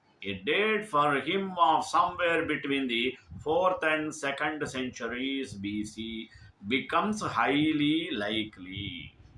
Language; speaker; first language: English; non-native, local second language; Telugu